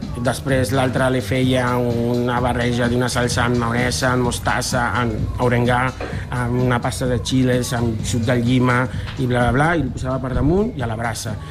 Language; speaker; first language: Catalan; non-native, fluent; Spanish